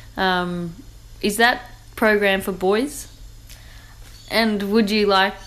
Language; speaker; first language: English; native; English